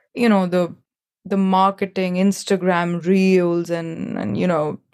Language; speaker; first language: English; non-native, local second language; Hindi